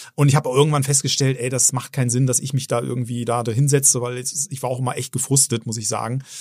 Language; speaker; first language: German; native; German